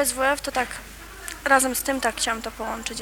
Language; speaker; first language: Polish; native; Polish